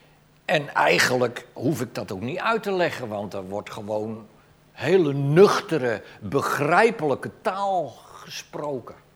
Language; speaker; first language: Dutch; native; Dutch